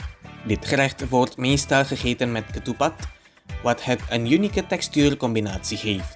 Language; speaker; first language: Dutch; non-native, fluent; Indonesian